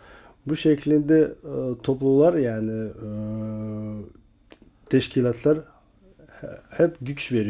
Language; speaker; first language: Turkish; non-native, learner; Kazakh